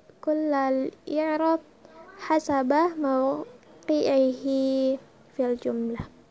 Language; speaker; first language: Arabic; non-native, learner; Indonesian